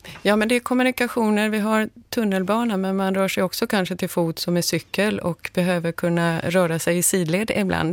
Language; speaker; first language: Swedish; native; Swedish